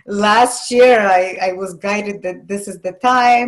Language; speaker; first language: English; non-native, fluent; Polish